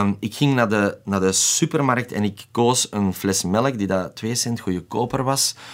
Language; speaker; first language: Dutch; native; Dutch